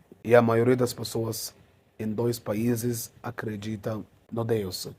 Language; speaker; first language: Portuguese; non-native, fluent; Arabic